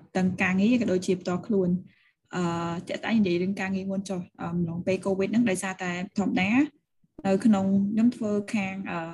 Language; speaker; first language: Khmer; native; Khmer